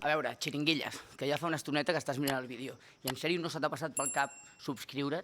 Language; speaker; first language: Catalan; native; Catalan